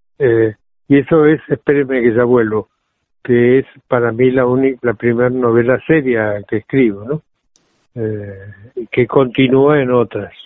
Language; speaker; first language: Spanish; native; Spanish